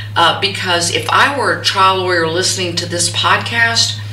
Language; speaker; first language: English; native; English